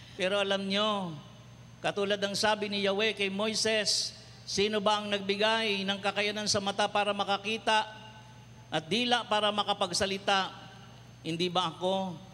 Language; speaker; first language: Filipino; non-native, local second language; Cebuano